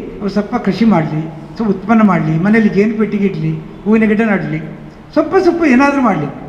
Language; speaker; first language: Kannada; native; Kannada